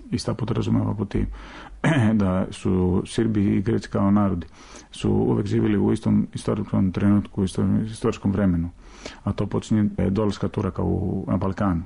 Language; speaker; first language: Serbian; non-native, fluent; Greek